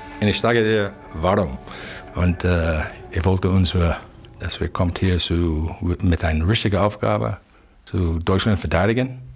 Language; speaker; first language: German; non-native, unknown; English